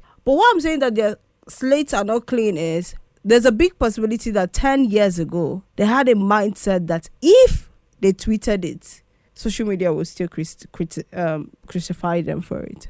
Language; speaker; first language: English; non-native, local second language; Igbo